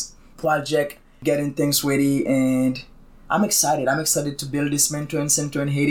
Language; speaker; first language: English; non-native, fluent; Haitian Creole